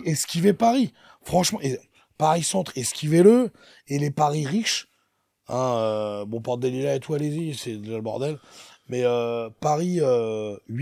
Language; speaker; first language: French; native; French